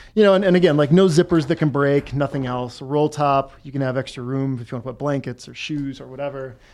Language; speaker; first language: English; native; English